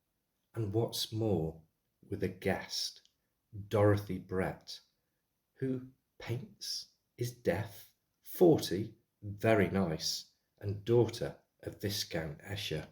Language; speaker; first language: English; native; English